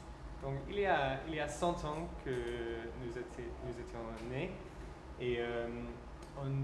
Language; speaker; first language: French; non-native, fluent; English